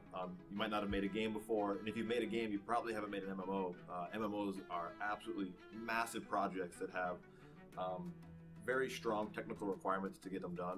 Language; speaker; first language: English; native; English